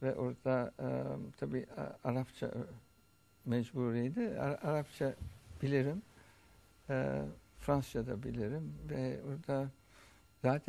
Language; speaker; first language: Turkish; early bilingual, heritage; Turkish